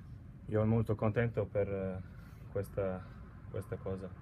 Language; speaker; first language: Italian; non-native, learner; Latvian